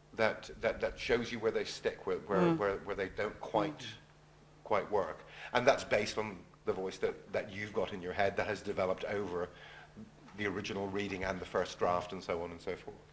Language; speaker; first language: English; native; English